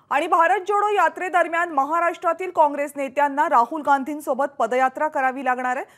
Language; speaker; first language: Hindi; non-native, local second language; Urdu